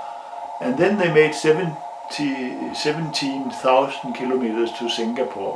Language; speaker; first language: English; non-native, learner; Danish